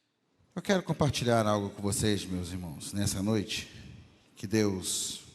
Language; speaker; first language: Portuguese; native; Portuguese